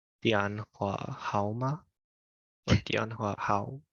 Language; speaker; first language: Chinese; non-native, learner; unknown